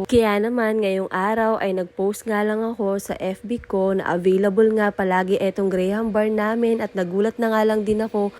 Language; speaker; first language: Filipino; native; Filipino